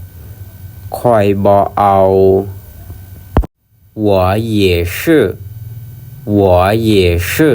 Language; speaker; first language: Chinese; non-native, fluent; Lao